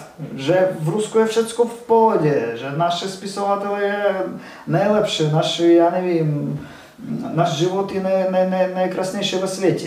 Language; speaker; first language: Czech; non-native, learner; Russian